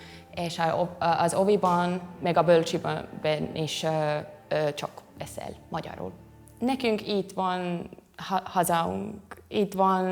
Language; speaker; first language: Hungarian; non-native, learner; Finnish